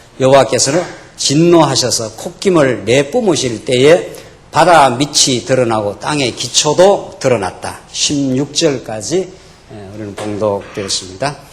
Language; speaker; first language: Korean; native; Korean